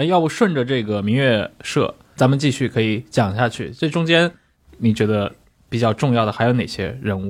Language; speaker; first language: Chinese; native; Chinese